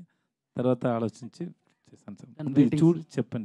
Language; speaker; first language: Telugu; non-native, learner; Tamil